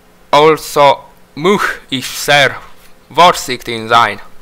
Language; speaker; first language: German; non-native, learner; Romanian